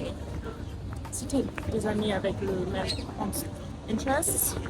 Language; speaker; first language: French; non-native, fluent; German